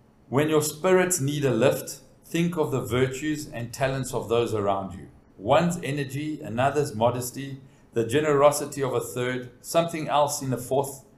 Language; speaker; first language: English; early bilingual, other home language; Portuguese